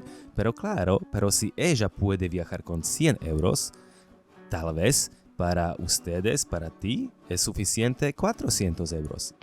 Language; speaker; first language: Spanish; non-native, learner; Slovak